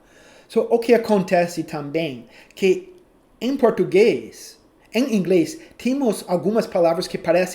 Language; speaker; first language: Portuguese; non-native, fluent; English